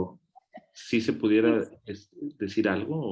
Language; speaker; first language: Spanish; native; Spanish